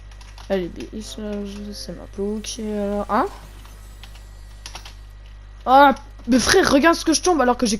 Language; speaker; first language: French; native; French